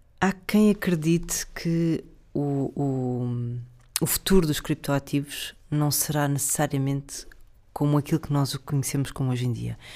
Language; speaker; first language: Portuguese; native; Portuguese